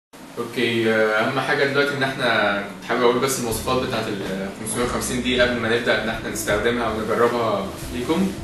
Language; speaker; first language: Arabic; native; Arabic